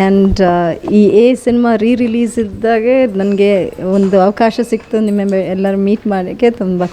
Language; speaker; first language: Kannada; non-native, learner; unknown